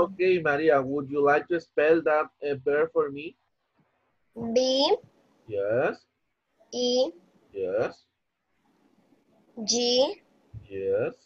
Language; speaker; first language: English; non-native, fluent; Spanish